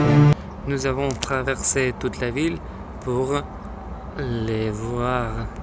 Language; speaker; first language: French; non-native, learner; Russian